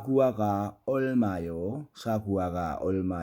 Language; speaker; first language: Korean; non-native, learner; Indonesian